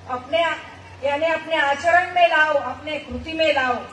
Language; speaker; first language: Hindi; non-native, local second language; Marathi